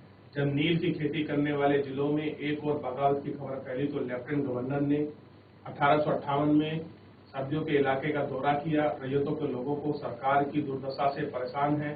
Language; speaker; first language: Hindi; native; Hindi